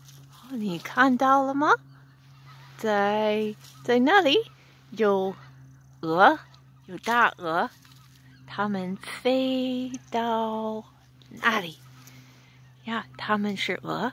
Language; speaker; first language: Chinese; non-native, fluent; English